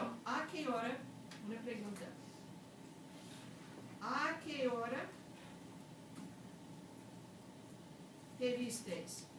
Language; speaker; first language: Spanish; non-native, fluent; English